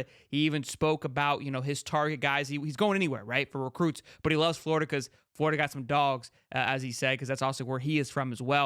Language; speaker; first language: English; native; English